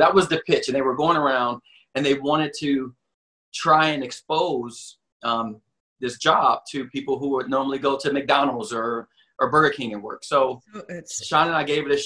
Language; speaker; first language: English; native; English